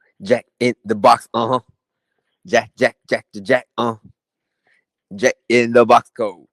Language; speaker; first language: English; non-native, learner; Korean